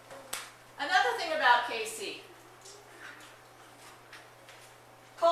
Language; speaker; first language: English; native; English